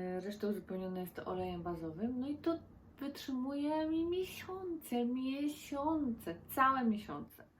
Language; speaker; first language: Polish; native; Polish